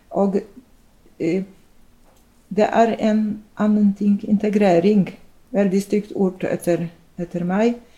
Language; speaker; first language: Norwegian; non-native, fluent; Polish